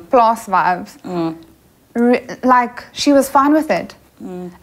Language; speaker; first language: English; non-native, local second language; Afrikaans